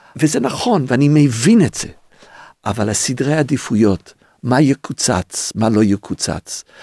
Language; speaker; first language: Hebrew; early bilingual, other home language; English